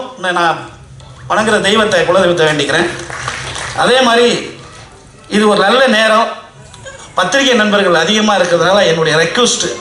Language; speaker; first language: Tamil; native; Tamil